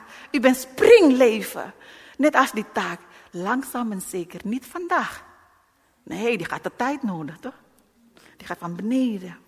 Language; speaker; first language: Dutch; non-native, learner; Indonesian